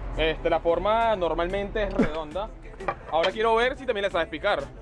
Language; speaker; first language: Spanish; native; Spanish